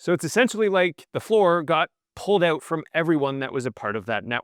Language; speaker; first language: English; native; English